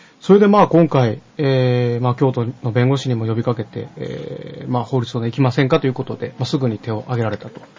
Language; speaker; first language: Japanese; native; Japanese